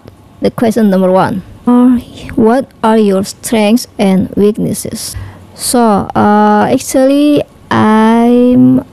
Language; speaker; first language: English; non-native, learner; Indonesian